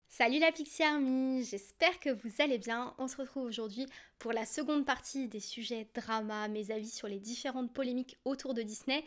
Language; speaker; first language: French; native; French